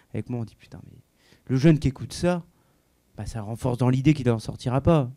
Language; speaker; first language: French; native; French